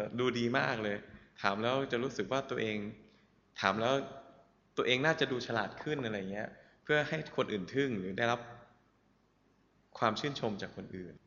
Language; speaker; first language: Thai; native; Thai